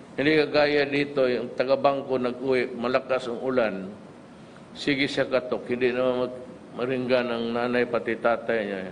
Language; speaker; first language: Filipino; non-native, local second language; Cebuano